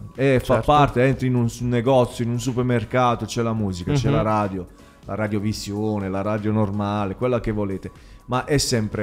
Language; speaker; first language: Italian; native; Italian